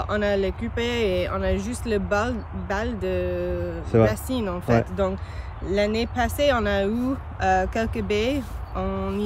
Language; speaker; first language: French; non-native, learner; English